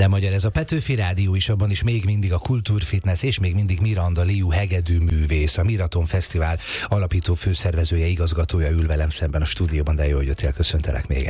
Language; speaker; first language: Hungarian; native; Hungarian